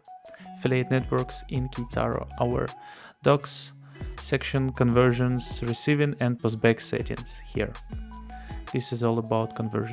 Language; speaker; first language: English; non-native, fluent; Russian